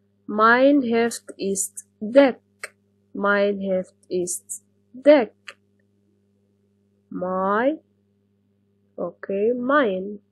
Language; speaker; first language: German; non-native, fluent; Arabic